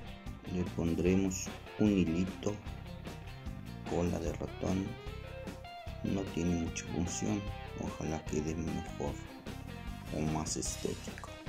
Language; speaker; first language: Spanish; native; Spanish